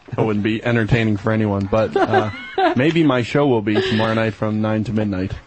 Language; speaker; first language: English; native; English